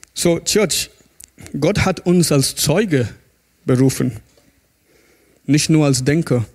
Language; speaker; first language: German; non-native, fluent; English